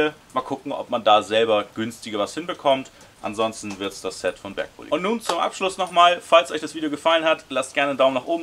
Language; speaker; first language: German; native; German